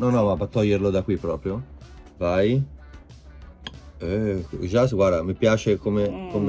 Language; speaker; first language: Italian; native; Italian